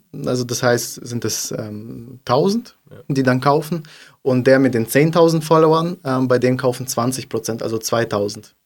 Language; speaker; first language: German; non-native, fluent; Russian